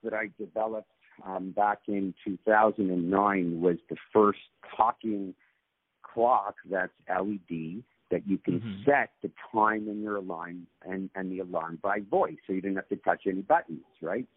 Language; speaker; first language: English; native; English